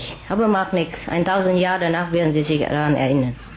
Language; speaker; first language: German; non-native, fluent; Vietnamese